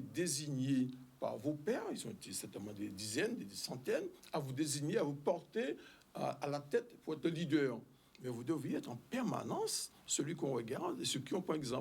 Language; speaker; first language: French; native; French